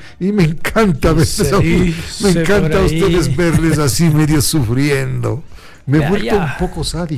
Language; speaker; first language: Spanish; native; Spanish